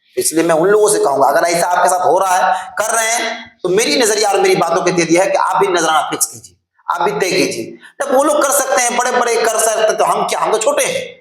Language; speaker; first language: Urdu; non-native, local second language; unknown